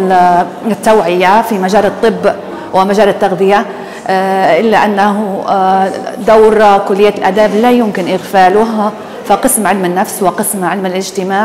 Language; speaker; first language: Arabic; native; Arabic